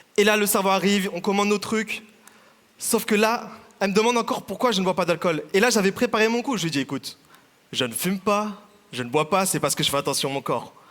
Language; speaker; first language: French; early bilingual, other home language; Vietnamese